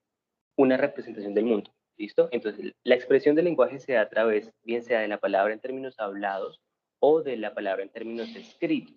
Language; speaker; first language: Spanish; native; Spanish